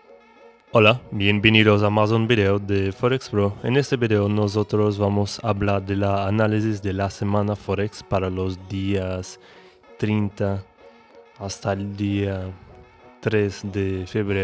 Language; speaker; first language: Spanish; non-native, learner; Portuguese